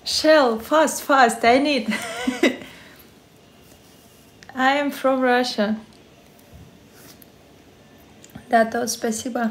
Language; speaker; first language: English; non-native, learner; Russian